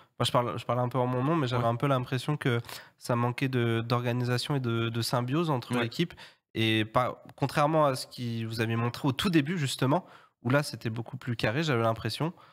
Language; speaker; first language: French; native; French